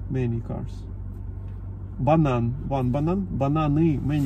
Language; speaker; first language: English; non-native, learner; Russian